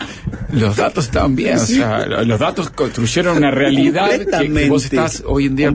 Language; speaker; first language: Spanish; native; Spanish